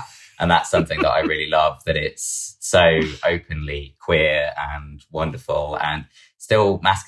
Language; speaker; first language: English; native; English